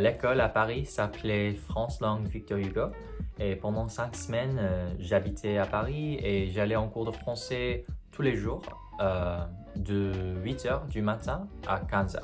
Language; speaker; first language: French; non-native, fluent; English